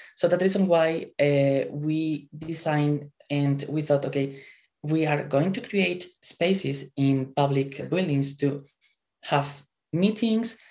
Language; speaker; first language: English; non-native, fluent; Spanish